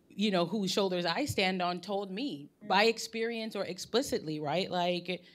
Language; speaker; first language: English; native; English